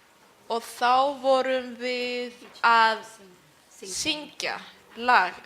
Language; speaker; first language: Icelandic; early bilingual, other home language; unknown